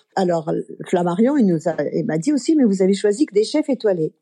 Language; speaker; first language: French; native; French